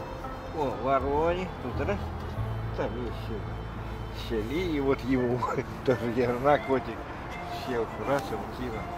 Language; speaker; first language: Russian; native; Russian